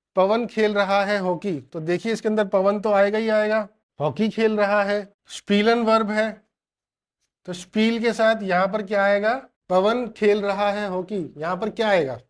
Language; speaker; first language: Hindi; native; Hindi